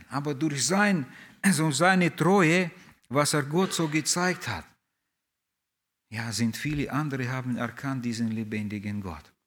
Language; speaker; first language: German; non-native, fluent; Russian